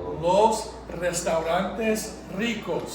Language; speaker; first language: Spanish; non-native, fluent; English